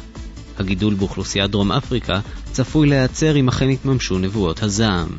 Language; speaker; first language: Hebrew; native; Hebrew